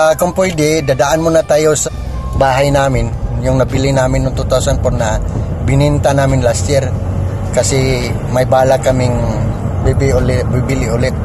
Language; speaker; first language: Filipino; non-native, local second language; Cebuano